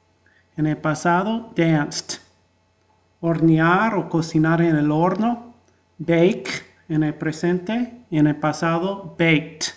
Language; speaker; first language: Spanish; non-native, fluent; English